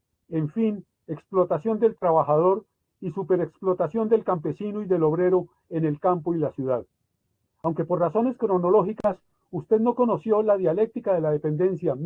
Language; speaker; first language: Spanish; native; Spanish